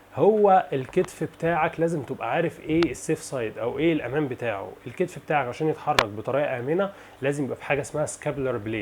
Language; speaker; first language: Arabic; native; Arabic